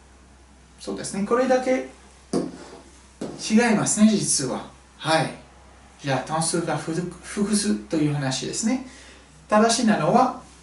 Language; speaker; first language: Japanese; non-native, fluent; French